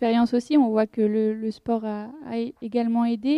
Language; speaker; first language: French; native; French